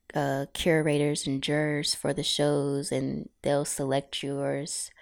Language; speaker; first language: English; native; English